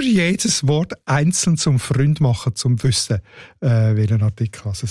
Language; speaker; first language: German; native; German